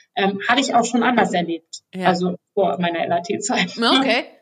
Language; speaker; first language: German; native; German